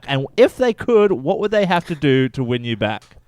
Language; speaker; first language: English; native; English